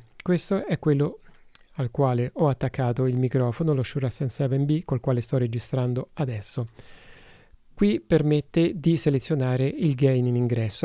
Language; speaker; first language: Italian; native; Italian